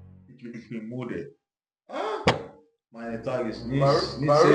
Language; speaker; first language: German; non-native, learner; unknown